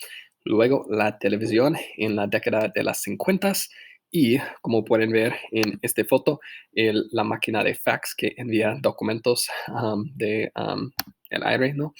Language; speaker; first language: Spanish; non-native, fluent; English